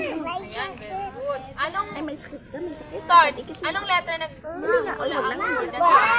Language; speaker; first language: Filipino; native; Filipino